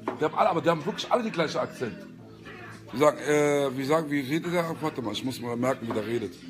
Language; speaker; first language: German; early bilingual, other home language; Arabic